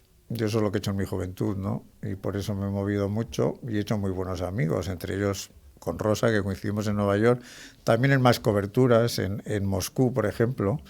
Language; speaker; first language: Spanish; native; Spanish